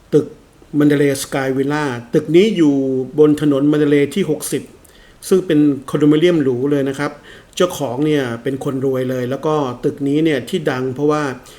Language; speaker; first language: Thai; non-native, fluent; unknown